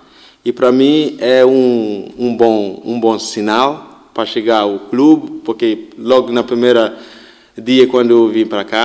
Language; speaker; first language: Portuguese; non-native, learner; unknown